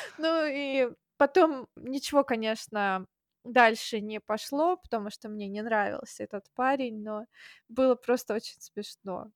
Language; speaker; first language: Russian; native; Russian